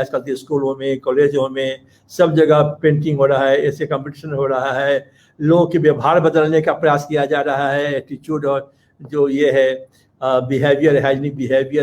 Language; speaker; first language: Hindi; native; Hindi